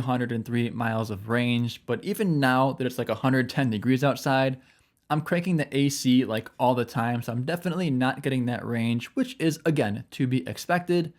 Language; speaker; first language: English; native; English